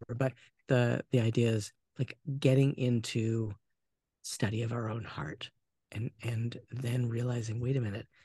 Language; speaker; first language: English; native; English